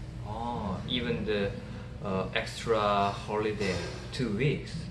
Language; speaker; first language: English; non-native, learner; Korean